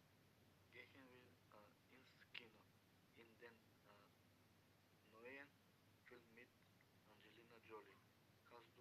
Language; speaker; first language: German; non-native, learner; Macedonian